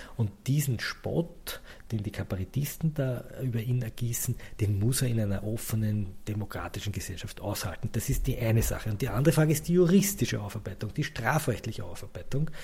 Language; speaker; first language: German; native; German